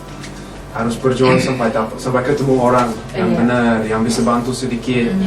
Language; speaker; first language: Indonesian; non-native, fluent; English